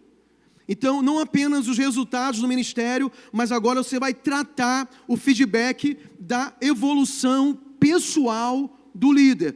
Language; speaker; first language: Portuguese; native; Portuguese